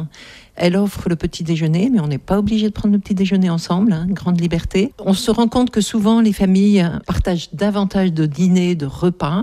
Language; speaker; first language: French; native; French